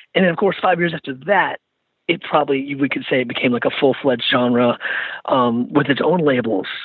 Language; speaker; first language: English; native; English